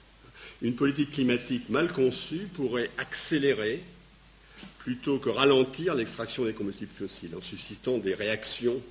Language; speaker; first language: French; native; French